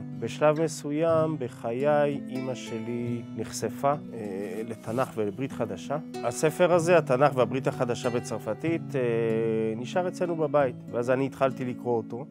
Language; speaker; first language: Hebrew; early bilingual, other home language; French